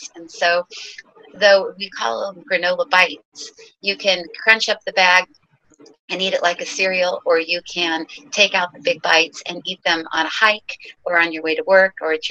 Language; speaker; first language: English; native; English